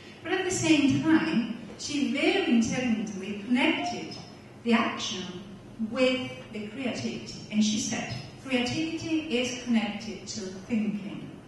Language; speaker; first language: English; non-native, fluent; Spanish